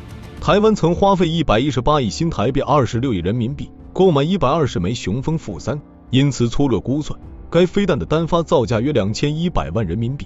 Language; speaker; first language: Chinese; native; Chinese